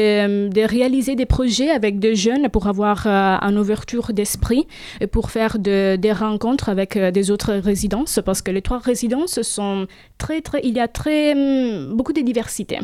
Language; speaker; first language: French; non-native, fluent; Italian